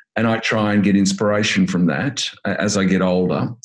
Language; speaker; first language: English; native; English